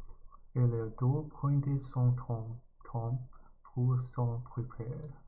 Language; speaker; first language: French; non-native, learner; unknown